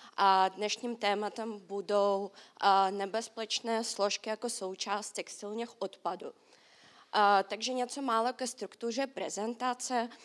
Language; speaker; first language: Czech; non-native, fluent; Russian